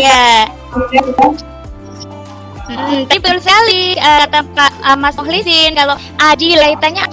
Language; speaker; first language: Indonesian; native; Indonesian